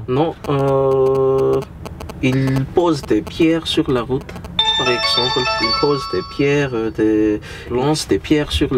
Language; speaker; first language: French; non-native, local second language; Malagasy